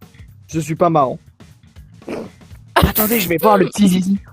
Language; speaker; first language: French; native; French